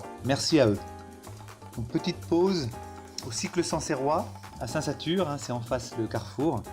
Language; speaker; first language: French; native; French